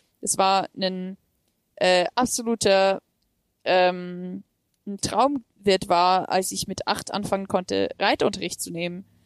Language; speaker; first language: German; native; German